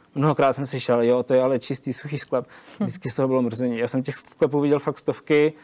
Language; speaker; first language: Czech; native; Czech